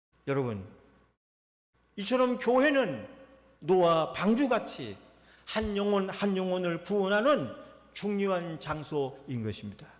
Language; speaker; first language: Korean; native; Korean